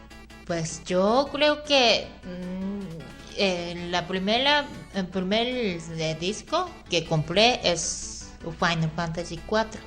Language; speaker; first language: Spanish; non-native, fluent; Japanese